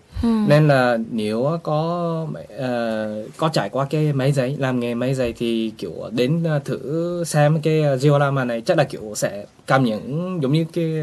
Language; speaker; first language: Vietnamese; early bilingual, heritage; Vietnamese